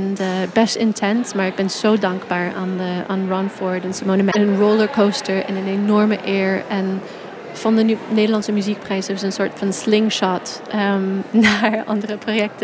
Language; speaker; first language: Dutch; non-native, fluent; English